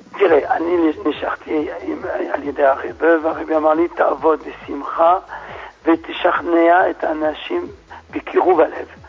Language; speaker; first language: Hebrew; non-native, fluent; French